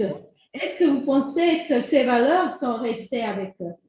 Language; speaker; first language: French; non-native, fluent; Croatian